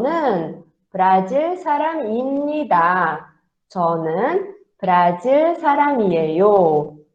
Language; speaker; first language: Korean; non-native, fluent; Portuguese